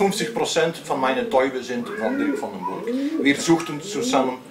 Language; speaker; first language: German; non-native, learner; Dutch